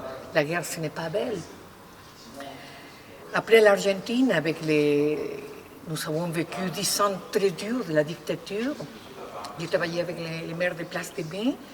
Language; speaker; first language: French; non-native, fluent; Spanish